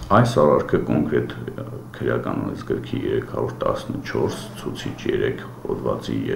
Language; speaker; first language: Armenian; native; Armenian